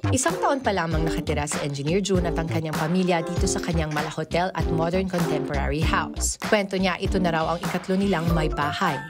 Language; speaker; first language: Filipino; native; Filipino